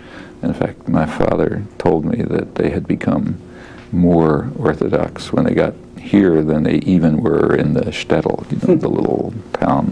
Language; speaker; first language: English; native; English